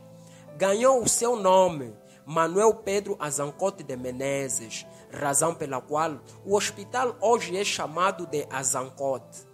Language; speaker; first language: Portuguese; native; Portuguese